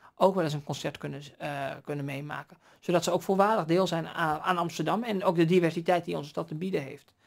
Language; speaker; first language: Dutch; native; Dutch